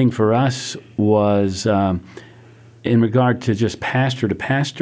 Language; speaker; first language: English; native; English